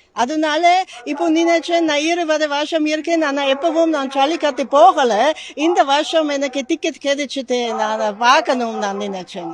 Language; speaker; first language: Tamil; non-native, learner; German